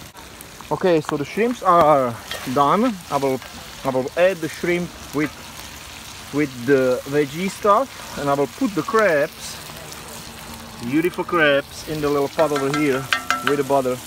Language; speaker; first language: English; non-native, fluent; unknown